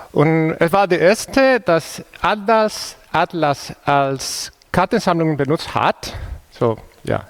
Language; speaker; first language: German; non-native, fluent; Spanish